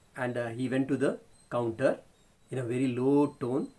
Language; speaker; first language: English; non-native, local second language; Kannada